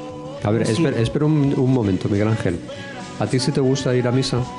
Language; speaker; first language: Spanish; native; Spanish